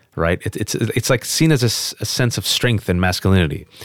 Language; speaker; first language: English; early bilingual, other home language; Urdu